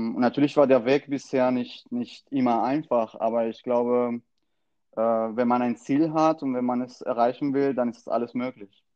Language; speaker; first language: German; non-native, fluent; Spanish